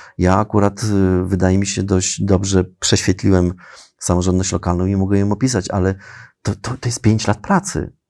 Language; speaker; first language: Polish; native; Polish